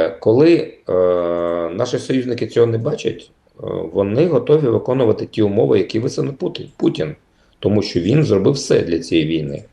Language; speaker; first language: Ukrainian; native; Ukrainian